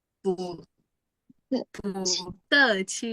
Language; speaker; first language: Chinese; non-native, learner; Indonesian